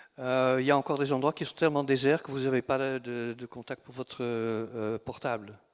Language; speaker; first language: French; non-native, local second language; Dutch